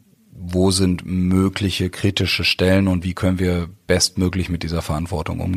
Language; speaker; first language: German; native; German